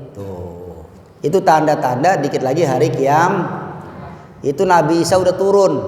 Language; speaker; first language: Malay; native; Malay